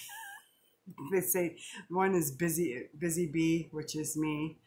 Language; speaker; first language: English; native; English